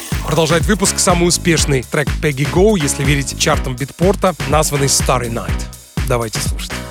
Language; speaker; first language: Russian; native; Russian